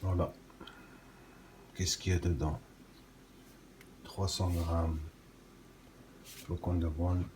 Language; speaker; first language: French; non-native, local second language; Arabic